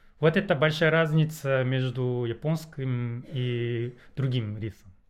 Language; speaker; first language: Russian; non-native, learner; Japanese